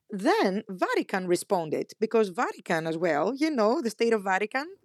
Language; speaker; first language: English; non-native, fluent; Greek